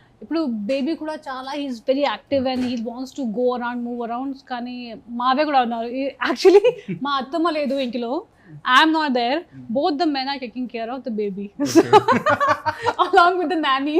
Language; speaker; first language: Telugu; non-native, fluent; Hindi